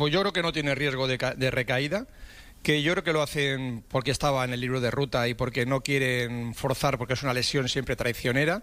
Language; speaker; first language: Spanish; native; Spanish